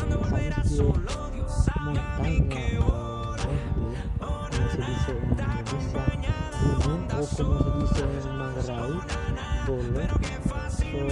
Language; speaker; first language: Spanish; non-native, learner; Indonesian